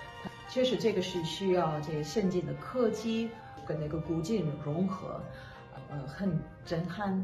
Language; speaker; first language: Chinese; non-native, fluent; English